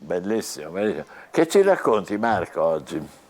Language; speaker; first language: Italian; native; Italian